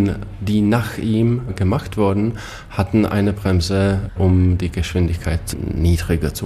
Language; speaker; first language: German; non-native, fluent; Czech